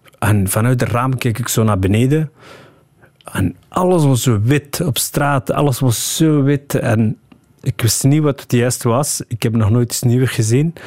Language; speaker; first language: Dutch; early bilingual, other home language; Somali